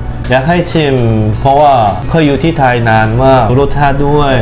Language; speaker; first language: Thai; non-native, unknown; Korean